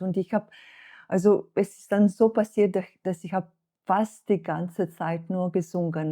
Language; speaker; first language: German; non-native, fluent; Slovenian